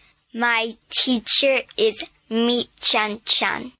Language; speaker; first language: English; non-native, learner; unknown